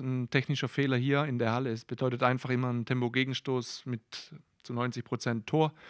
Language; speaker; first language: German; native; German